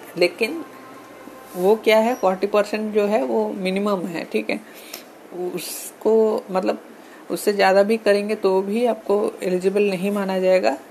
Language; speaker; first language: Hindi; non-native, local second language; Telugu